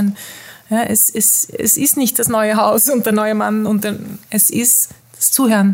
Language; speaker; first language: German; early bilingual, heritage; German